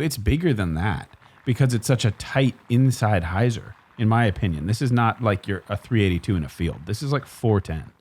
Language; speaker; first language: English; native; English